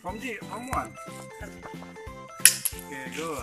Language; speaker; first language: English; non-native, learner; Indonesian